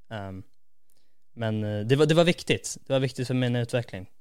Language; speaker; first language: Swedish; native; Swedish